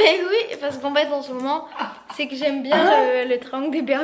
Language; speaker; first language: French; native; French